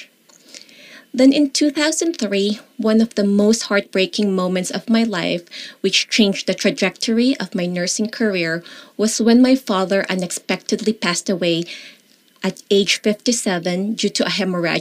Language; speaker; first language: English; non-native, local second language; Filipino